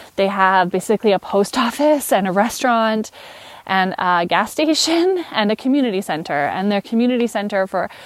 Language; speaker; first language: English; native; English